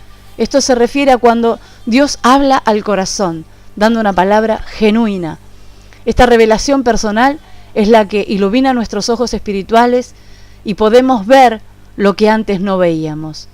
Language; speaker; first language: Spanish; native; Spanish